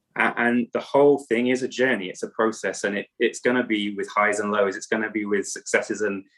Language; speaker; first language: English; native; English